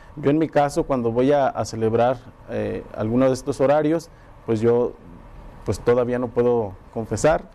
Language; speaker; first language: Spanish; native; Spanish